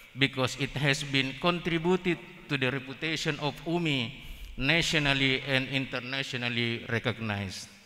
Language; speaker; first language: English; non-native, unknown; Indonesian